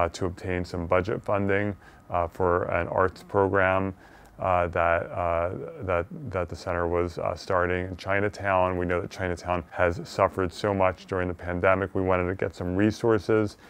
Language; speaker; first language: English; native; English